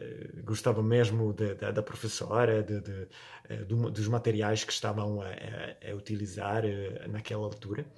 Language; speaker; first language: Portuguese; non-native, fluent; Italian